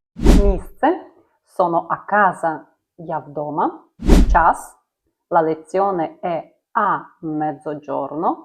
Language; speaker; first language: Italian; non-native, fluent; Ukrainian